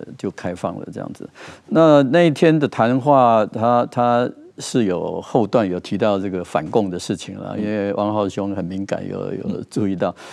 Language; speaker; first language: Chinese; native; Chinese